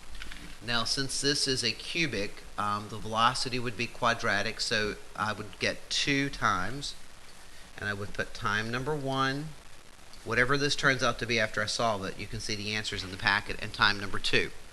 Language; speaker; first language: English; native; English